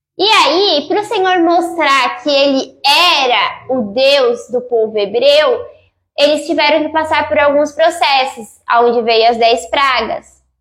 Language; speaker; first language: Portuguese; native; Portuguese